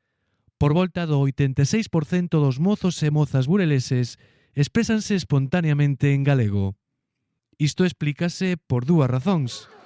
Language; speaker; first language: Galician; native; Galician